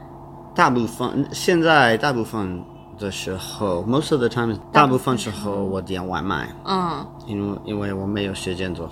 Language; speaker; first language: Chinese; non-native, learner; English